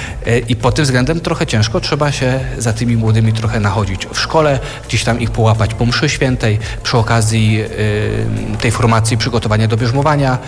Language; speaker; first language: Polish; native; Polish